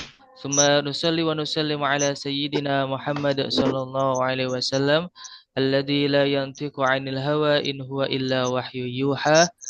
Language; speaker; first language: Arabic; non-native, fluent; Indonesian